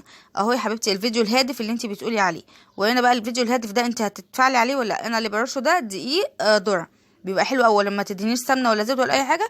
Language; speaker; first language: Arabic; native; Arabic